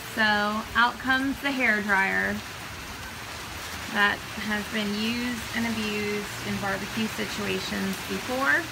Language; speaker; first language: English; native; English